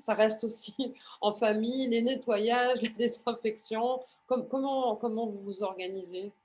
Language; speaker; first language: French; native; French